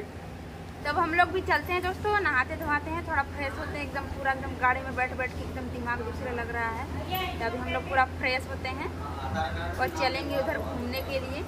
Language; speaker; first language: Hindi; native; Hindi